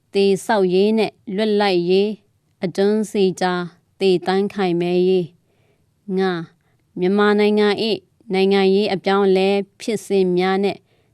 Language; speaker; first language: Burmese; non-native, local second language; Tedim Chin